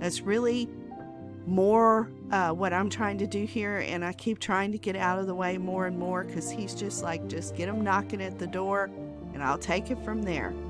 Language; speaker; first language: English; native; English